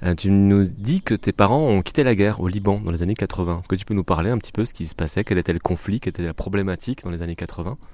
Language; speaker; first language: French; native; French